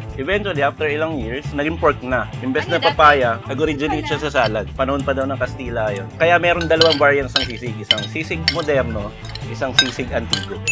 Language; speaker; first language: Filipino; non-native, local second language; Pampanga